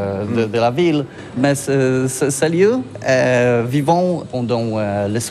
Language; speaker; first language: French; non-native, learner; Polish